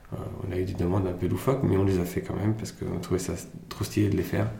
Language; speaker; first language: French; early bilingual, other home language; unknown